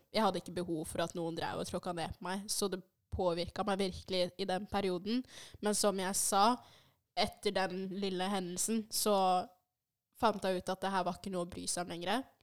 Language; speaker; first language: Norwegian; early bilingual, other home language; Swahili